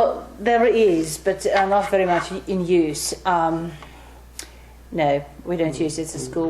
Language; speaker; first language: English; non-native, fluent; Finnish